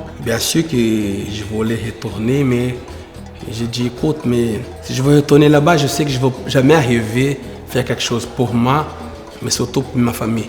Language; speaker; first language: French; non-native, fluent; Portuguese